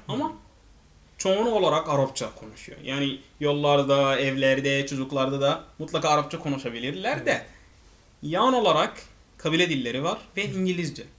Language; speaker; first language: Turkish; non-native, fluent; Arabic